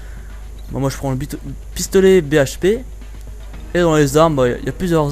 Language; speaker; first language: French; native; French